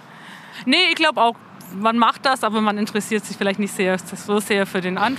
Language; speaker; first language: German; non-native, learner; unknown